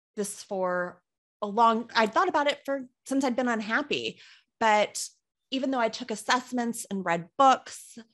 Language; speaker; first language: English; native; English